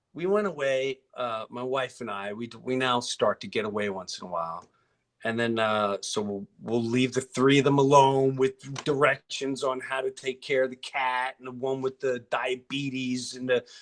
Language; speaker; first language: English; native; English